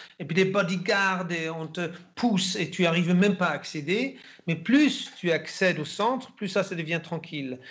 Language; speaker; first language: French; non-native, fluent; German